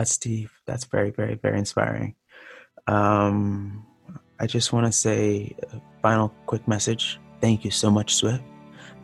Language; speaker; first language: English; native; English